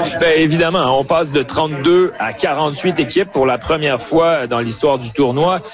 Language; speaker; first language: French; native; French